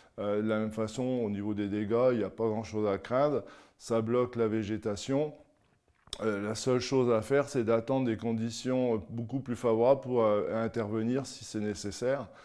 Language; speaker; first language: French; native; French